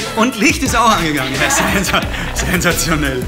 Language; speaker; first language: German; native; German